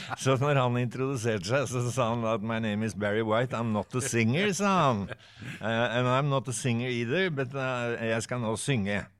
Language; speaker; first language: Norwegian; native; Norwegian